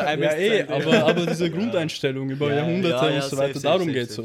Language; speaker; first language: German; native; German